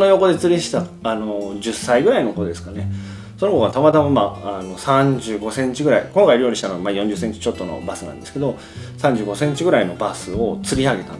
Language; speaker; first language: Japanese; native; Japanese